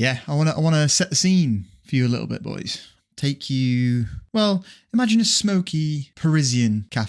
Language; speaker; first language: English; native; English